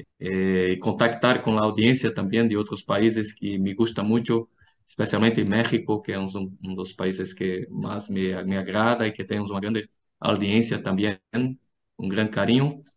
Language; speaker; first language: Spanish; non-native, fluent; Portuguese